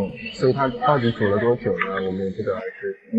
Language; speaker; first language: Chinese; native; Chinese